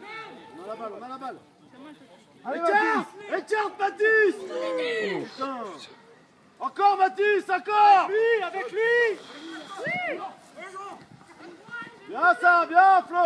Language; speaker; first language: French; native; French